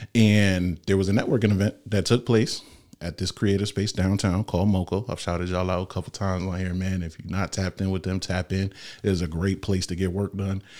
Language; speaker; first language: English; native; English